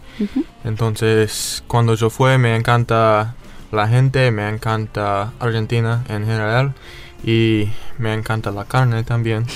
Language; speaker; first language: Spanish; non-native, learner; English